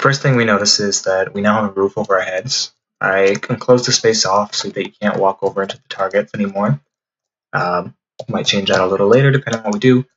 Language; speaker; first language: English; native; English